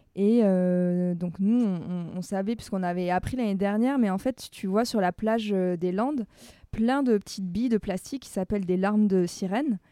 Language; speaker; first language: French; native; French